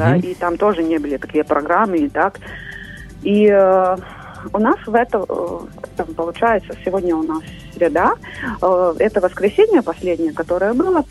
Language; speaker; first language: Russian; non-native, local second language; Latvian